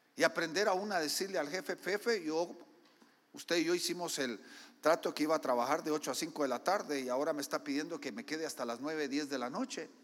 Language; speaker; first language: Spanish; native; Spanish